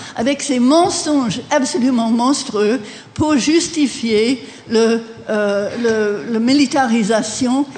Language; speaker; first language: French; non-native, fluent; English